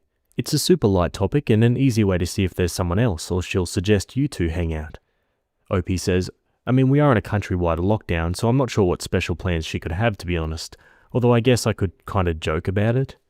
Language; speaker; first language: English; native; English